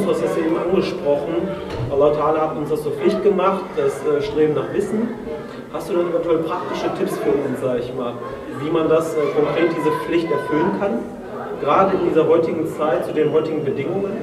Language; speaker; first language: German; native; German